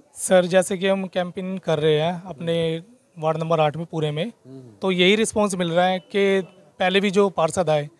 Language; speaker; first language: Hindi; native; Hindi